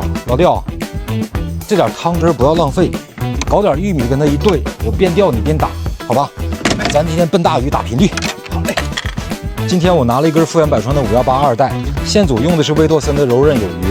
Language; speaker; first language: Chinese; native; Chinese